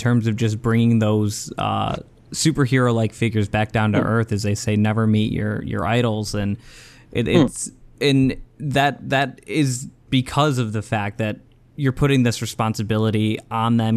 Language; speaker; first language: English; native; English